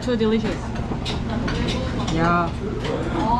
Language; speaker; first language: English; non-native, learner; Korean